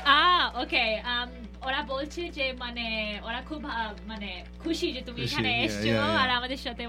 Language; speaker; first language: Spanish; non-native, fluent; Bangla